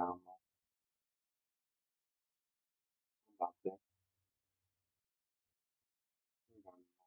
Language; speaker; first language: Italian; non-native, learner; English